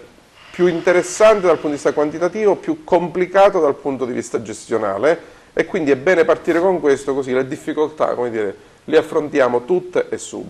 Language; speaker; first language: Italian; native; Italian